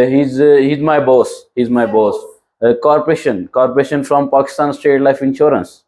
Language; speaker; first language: English; non-native, learner; Punjabi